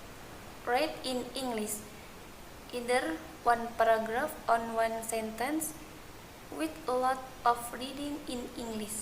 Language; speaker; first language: English; non-native, learner; Indonesian